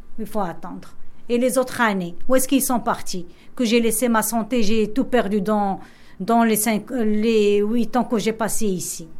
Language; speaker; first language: French; non-native, local second language; Arabic